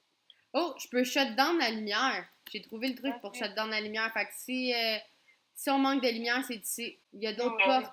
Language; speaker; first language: French; native; French